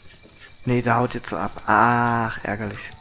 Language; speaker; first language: German; native; German